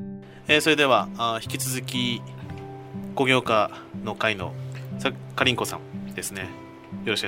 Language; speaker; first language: Japanese; native; Japanese